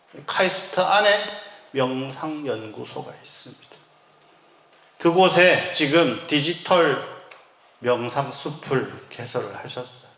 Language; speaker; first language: Korean; native; Korean